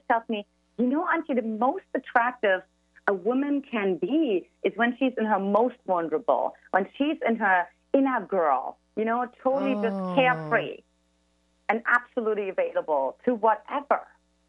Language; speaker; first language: English; non-native, fluent; German